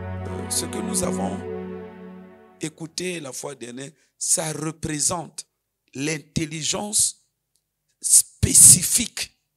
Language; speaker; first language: French; non-native, local second language; Lingala